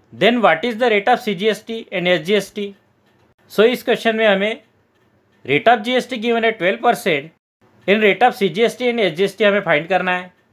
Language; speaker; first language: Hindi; non-native, local second language; Marathi